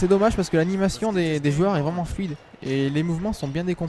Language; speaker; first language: French; native; French